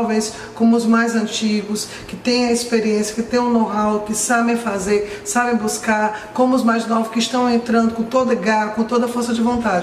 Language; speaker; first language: Portuguese; native; Portuguese